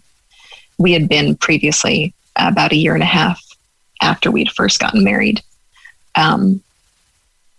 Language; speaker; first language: English; native; English